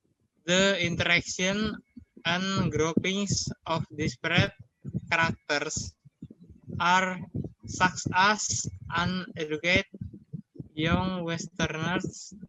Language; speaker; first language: English; non-native, learner; Indonesian